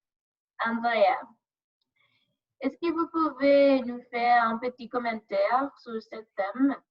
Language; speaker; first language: French; non-native, learner; Spanish